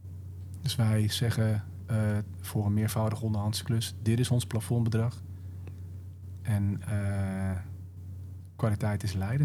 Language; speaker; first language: Dutch; native; Dutch